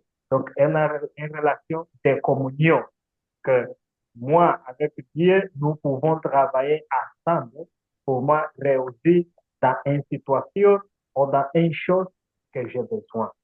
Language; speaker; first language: French; non-native, learner; Portuguese